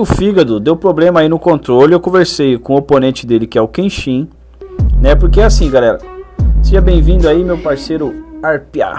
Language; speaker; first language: Portuguese; native; Portuguese